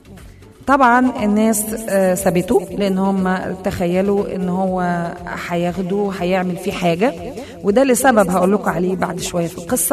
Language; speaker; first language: Arabic; native; Arabic